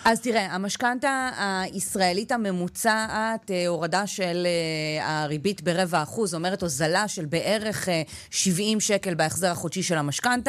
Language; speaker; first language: Hebrew; native; Hebrew